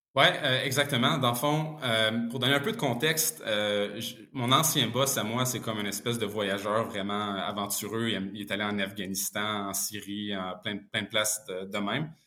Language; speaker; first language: French; early bilingual, other home language; Bosnian